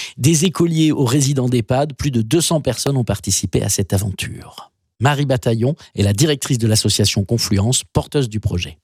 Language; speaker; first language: French; native; French